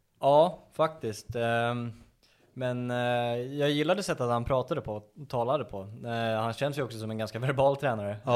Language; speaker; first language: Swedish; native; Swedish